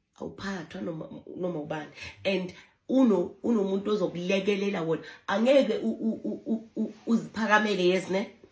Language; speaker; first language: Zulu; non-native, local second language; Southern Sotho